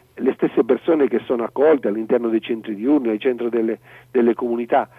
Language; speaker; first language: Italian; native; Italian